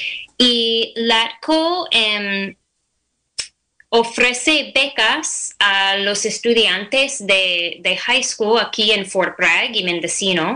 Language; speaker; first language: Spanish; non-native, fluent; English